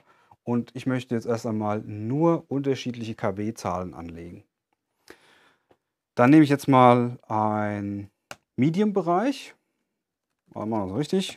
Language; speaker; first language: German; native; German